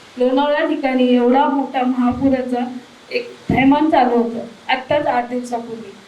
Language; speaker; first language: Marathi; native; Marathi